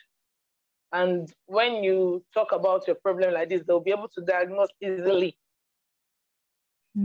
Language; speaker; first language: English; non-native, local second language; Igbo